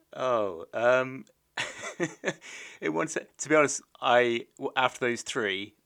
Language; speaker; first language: English; native; English